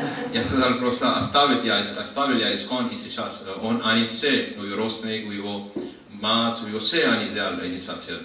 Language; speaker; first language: Russian; non-native, learner; Hindi